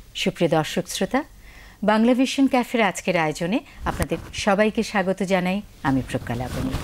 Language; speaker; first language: Bangla; native; Bangla